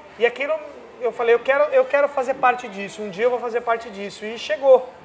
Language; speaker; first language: Portuguese; native; Portuguese